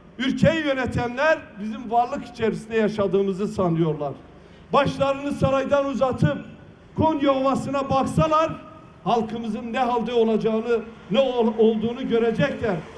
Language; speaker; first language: Turkish; non-native, local second language; Kurdish